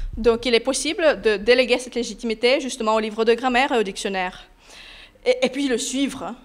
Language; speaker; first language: French; non-native, fluent; Russian